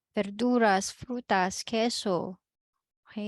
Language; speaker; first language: Spanish; non-native, fluent; Filipino